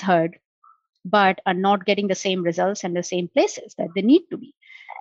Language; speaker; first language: English; non-native, local second language; Bangla